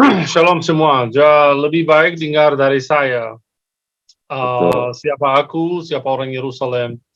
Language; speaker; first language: Indonesian; non-native, fluent; Arabic